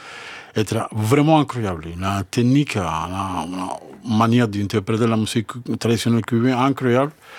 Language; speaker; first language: French; non-native, learner; Spanish